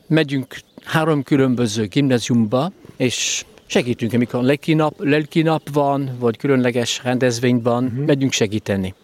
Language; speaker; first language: Hungarian; non-native, learner; French